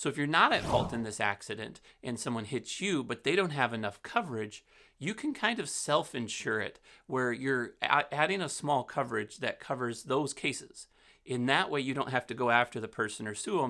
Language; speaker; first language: English; native; English